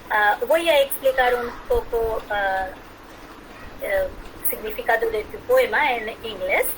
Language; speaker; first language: Spanish; non-native, fluent; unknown